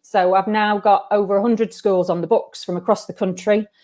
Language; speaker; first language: English; native; English